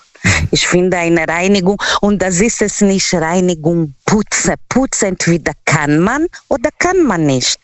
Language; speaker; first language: German; non-native, learner; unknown